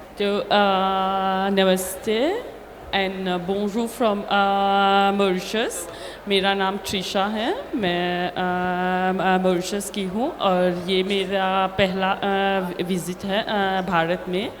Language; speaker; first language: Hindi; early bilingual, heritage; Hindi